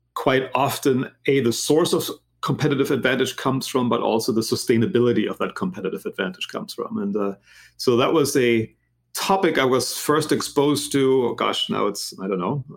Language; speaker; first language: English; non-native, fluent; German